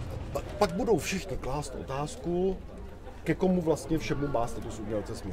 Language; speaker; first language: Czech; native; Czech